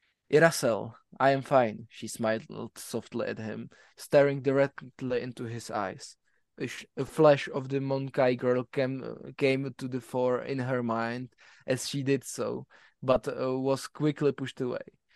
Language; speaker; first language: English; non-native, fluent; Czech